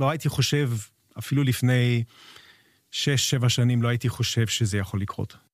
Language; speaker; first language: Hebrew; non-native, fluent; German